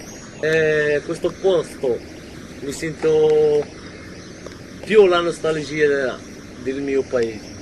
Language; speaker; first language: Italian; non-native, learner; Arabic